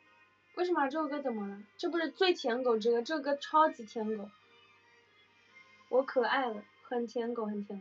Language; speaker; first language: Chinese; native; Chinese